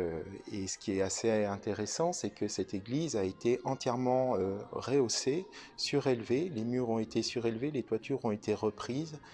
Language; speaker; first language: French; native; French